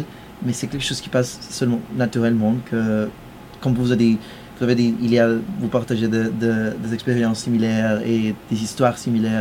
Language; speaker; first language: French; non-native, fluent; Spanish